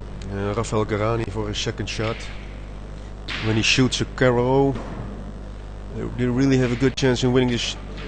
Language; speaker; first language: English; non-native, fluent; Dutch